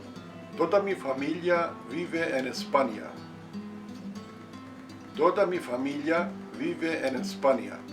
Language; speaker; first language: Spanish; non-native, fluent; English